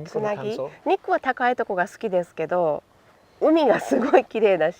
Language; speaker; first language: Japanese; native; Japanese